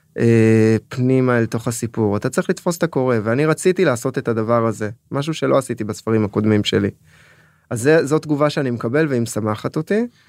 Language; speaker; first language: Hebrew; early bilingual, other home language; French